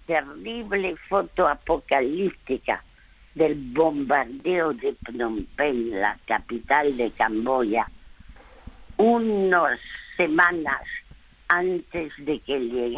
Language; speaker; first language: Spanish; early bilingual, other home language; French